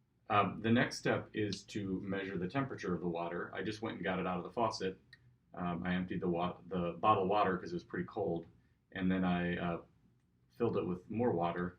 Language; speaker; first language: English; native; English